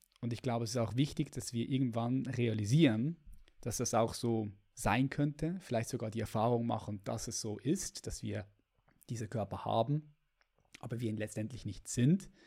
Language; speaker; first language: German; native; German